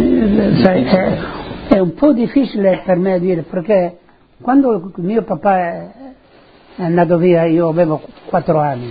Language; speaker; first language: Italian; early bilingual, heritage; Italian